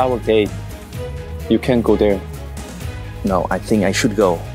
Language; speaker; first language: English; non-native, learner; Vietnamese